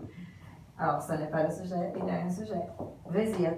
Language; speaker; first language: French; non-native, fluent; Portuguese